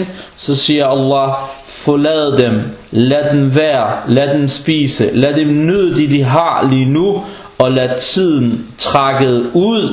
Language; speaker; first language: Danish; non-native, fluent; Arabic